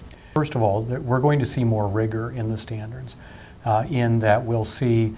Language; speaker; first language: English; native; English